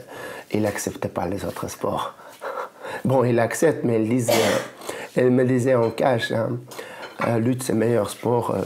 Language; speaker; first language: French; non-native, learner; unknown